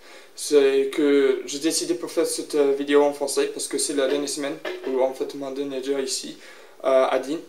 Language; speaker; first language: French; non-native, learner; English